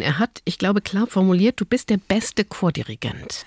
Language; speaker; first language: German; native; German